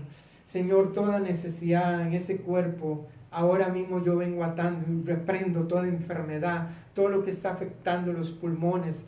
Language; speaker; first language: Spanish; native; Spanish